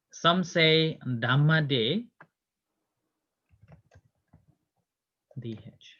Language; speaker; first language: English; non-native, fluent; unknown